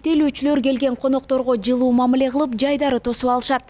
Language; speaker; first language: Kyrgyz; native; Kyrgyz